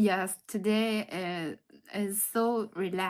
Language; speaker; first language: English; non-native, learner; Chinese